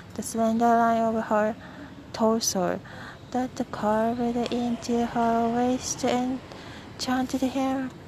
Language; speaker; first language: English; non-native, fluent; Japanese